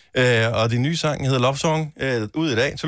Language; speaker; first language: Danish; native; Danish